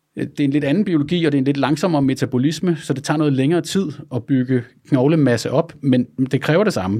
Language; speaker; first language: Danish; native; Danish